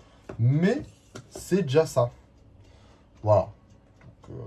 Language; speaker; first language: French; native; French